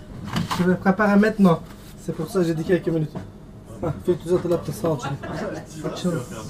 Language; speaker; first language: French; non-native, learner; Turkish